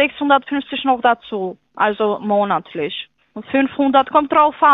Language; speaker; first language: German; non-native, fluent; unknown